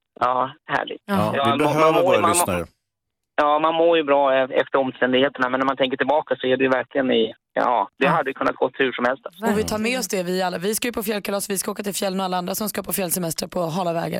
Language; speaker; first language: Swedish; native; Swedish